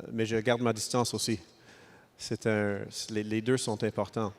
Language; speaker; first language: French; non-native, local second language; English